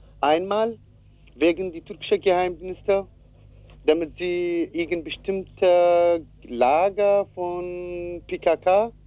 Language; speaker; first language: German; non-native, learner; Kurdish